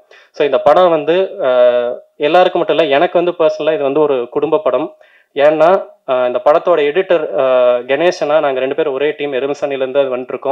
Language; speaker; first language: Tamil; native; Tamil